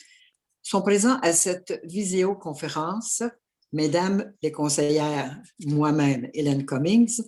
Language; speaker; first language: French; native; French